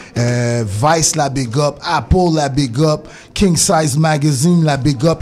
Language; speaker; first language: French; native; French